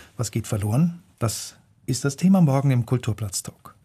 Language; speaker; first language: German; native; German